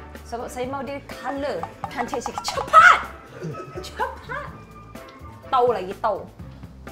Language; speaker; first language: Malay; non-native, local second language; Cantonese